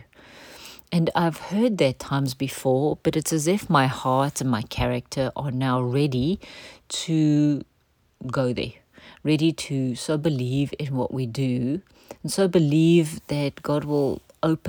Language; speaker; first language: English; native; English